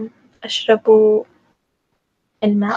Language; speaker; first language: Arabic; non-native, learner; English